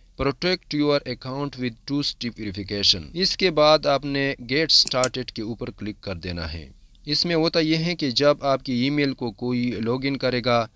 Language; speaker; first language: Urdu; non-native, local second language; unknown